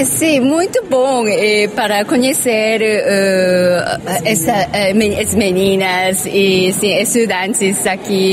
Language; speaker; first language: Portuguese; non-native, learner; Korean